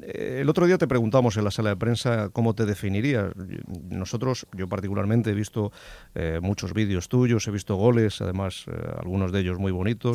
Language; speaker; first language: Spanish; native; Spanish